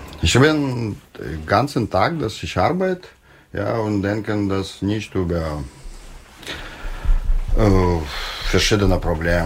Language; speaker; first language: German; non-native, learner; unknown